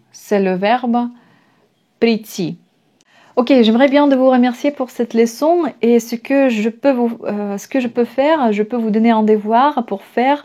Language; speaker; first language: French; non-native, fluent; Russian